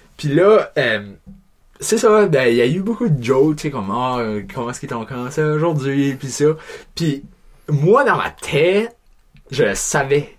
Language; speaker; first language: French; native; French